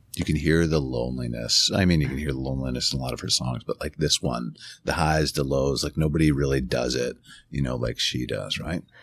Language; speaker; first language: English; native; English